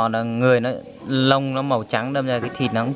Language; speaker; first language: Vietnamese; native; Vietnamese